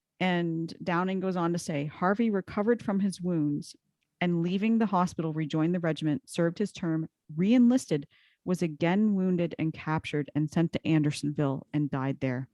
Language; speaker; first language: English; native; English